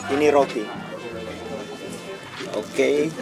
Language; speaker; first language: Indonesian; non-native, local second language; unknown